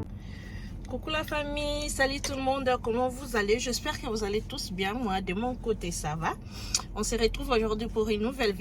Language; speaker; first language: French; non-native, local second language; Lingala